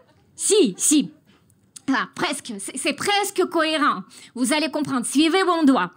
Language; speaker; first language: French; non-native, fluent; Russian